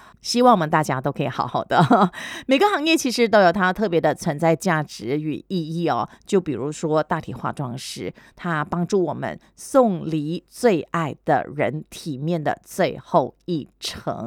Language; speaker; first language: Chinese; native; Chinese